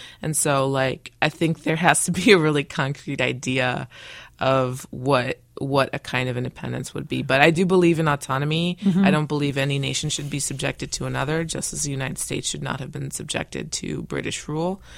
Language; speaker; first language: English; early bilingual, other home language; Spanish